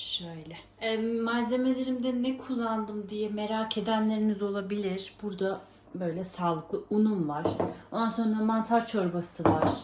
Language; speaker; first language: Turkish; early bilingual, heritage; Turkish